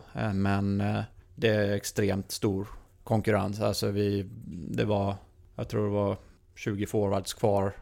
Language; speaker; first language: Swedish; native; Swedish